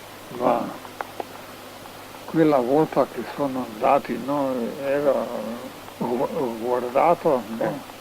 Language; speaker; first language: Italian; non-native, learner; Slovenian